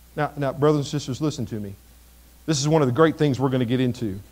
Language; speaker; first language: English; native; English